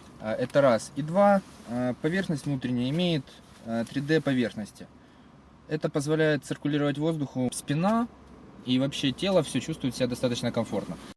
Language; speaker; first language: Russian; native; Russian